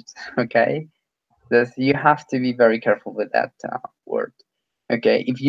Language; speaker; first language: English; non-native, fluent; Spanish